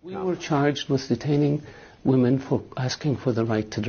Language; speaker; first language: English; non-native, fluent; Arabic